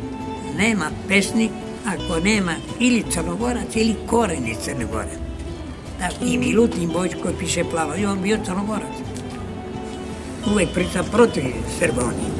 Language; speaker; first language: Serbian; early bilingual, heritage; Greek